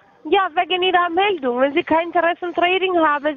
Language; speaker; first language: German; non-native, fluent; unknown